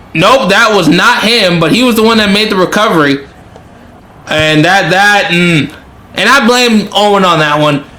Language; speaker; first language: English; native; English